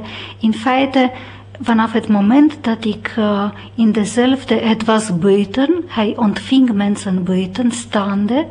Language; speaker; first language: Dutch; non-native, fluent; Romanian